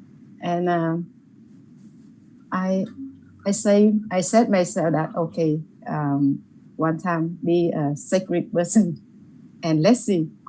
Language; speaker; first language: English; non-native, learner; Vietnamese